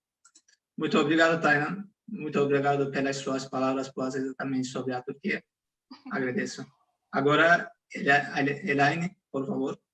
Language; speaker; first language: Portuguese; non-native, fluent; Turkish